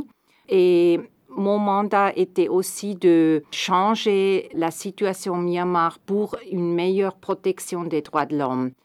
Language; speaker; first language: French; non-native, fluent; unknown